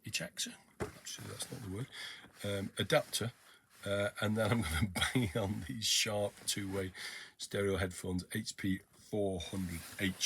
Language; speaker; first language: English; native; English